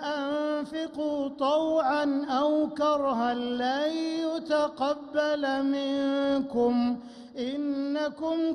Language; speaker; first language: Arabic; native; Arabic